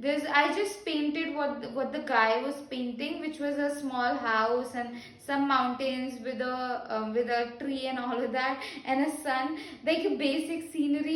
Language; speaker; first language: English; non-native, local second language; Hindi